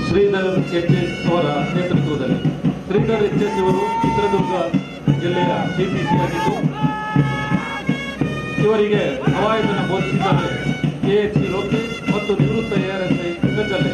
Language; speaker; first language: Kannada; native; Kannada